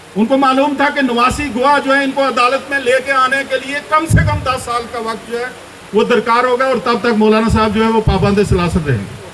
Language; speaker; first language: Urdu; non-native, local second language; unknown